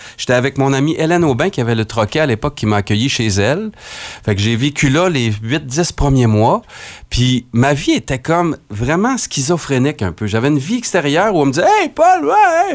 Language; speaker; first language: French; native; French